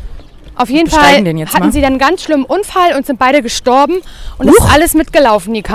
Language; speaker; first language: German; native; German